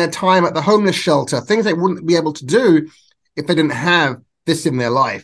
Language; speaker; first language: English; native; English